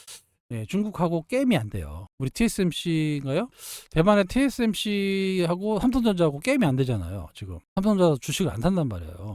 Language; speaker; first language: Korean; native; Korean